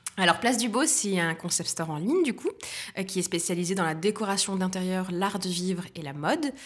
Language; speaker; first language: French; non-native, local second language; Arabic